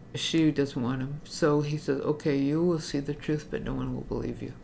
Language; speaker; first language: English; native; English